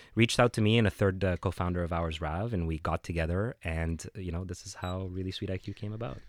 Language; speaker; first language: English; non-native, fluent; Arabic